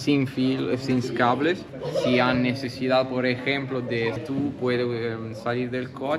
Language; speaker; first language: Spanish; non-native, learner; Italian